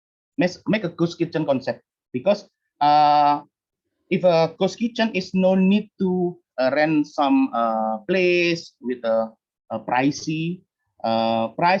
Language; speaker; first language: English; non-native, learner; Indonesian